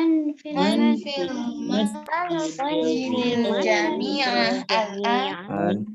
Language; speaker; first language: Arabic; non-native, learner; Indonesian